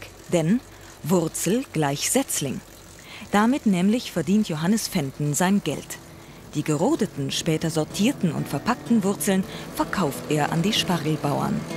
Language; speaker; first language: German; native; German